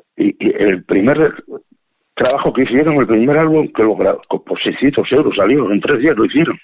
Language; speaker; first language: Spanish; native; Spanish